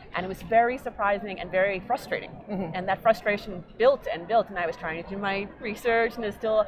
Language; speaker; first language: English; native; English